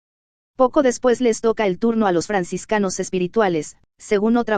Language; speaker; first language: Spanish; native; Spanish